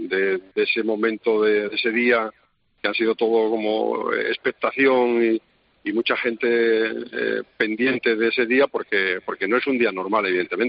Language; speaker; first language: Spanish; native; Spanish